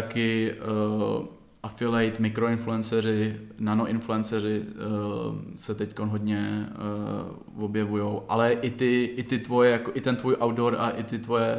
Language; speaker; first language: Czech; native; Czech